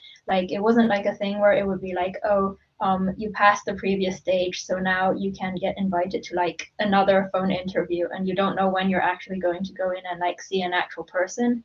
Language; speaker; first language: English; non-native, local second language; Cantonese